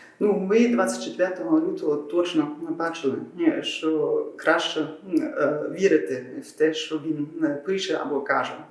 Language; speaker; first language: Ukrainian; non-native, fluent; German